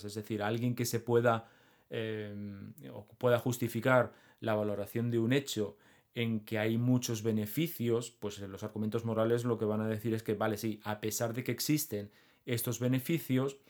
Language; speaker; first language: Spanish; native; Spanish